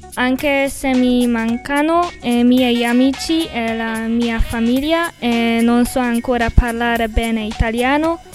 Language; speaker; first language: Italian; non-native, learner; Hungarian